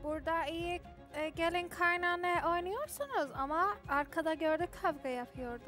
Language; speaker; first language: Turkish; non-native, learner; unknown